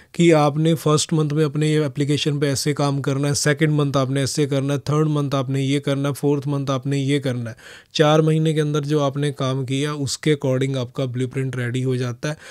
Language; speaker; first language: Hindi; non-native, local second language; Punjabi